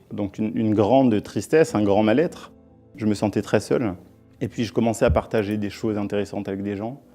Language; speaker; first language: French; native; French